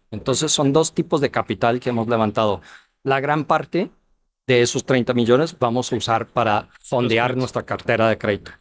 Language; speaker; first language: Spanish; non-native, fluent; English